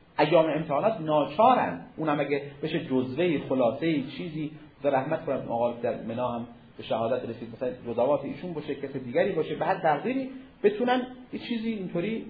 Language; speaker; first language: Persian; native; Persian